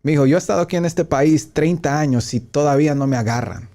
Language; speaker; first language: Spanish; early bilingual, heritage; Spanish